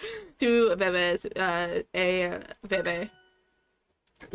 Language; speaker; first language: Spanish; non-native, learner; English